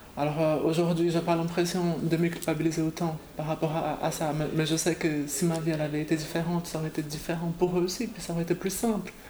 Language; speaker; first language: French; non-native, fluent; Portuguese